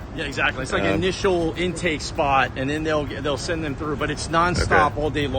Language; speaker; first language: English; native; English